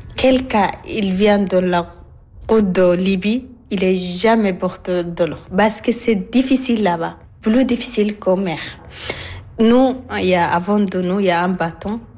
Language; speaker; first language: French; non-native, learner; Arabic